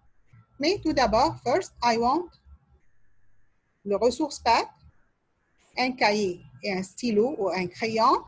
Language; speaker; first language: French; non-native, fluent; Arabic